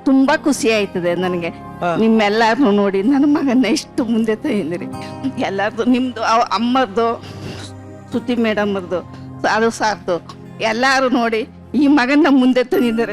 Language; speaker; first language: Kannada; native; Kannada